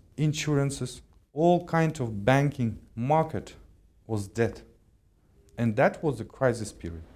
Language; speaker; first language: English; non-native, fluent; Kazakh